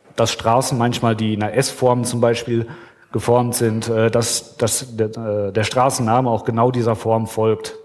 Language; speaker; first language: German; native; German